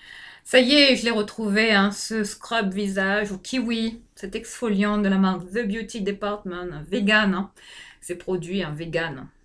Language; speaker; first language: French; native; French